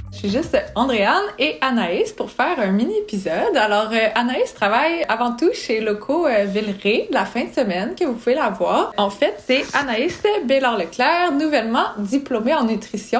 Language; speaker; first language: French; native; French